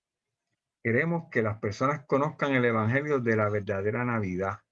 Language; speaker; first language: Spanish; native; Spanish